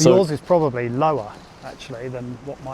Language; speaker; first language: English; native; English